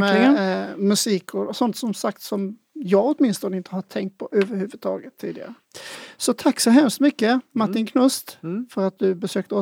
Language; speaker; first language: Swedish; native; Swedish